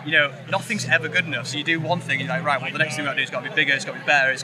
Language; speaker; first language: English; native; English